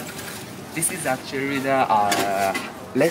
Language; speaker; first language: English; non-native, learner; Japanese